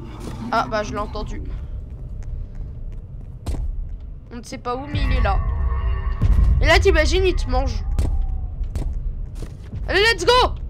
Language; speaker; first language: French; native; French